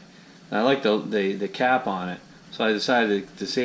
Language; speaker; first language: English; native; English